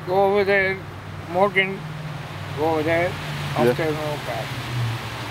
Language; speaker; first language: English; non-native, learner; Persian